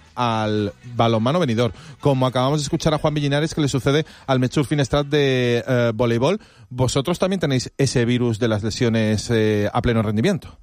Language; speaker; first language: Spanish; native; Spanish